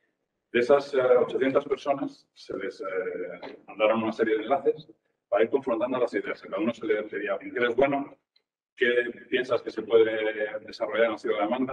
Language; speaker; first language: Spanish; native; Spanish